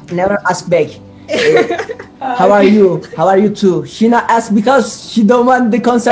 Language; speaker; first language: English; non-native, learner; Turkish